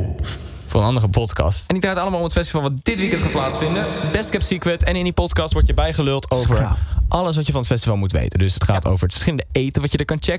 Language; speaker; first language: Dutch; native; Dutch